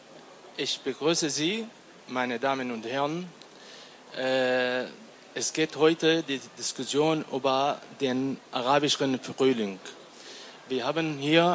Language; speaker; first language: German; non-native, learner; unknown